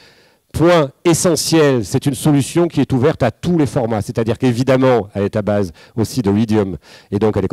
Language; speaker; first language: French; native; French